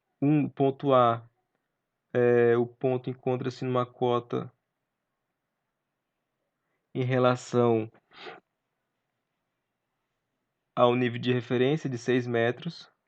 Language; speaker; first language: Portuguese; native; Portuguese